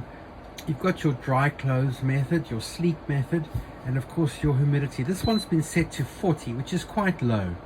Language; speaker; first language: English; native; English